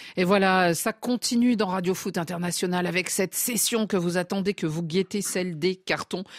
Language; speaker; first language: French; native; French